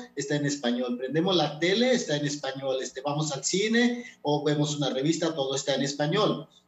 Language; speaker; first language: Spanish; non-native, local second language; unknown